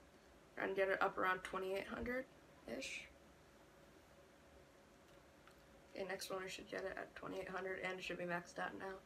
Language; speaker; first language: English; native; English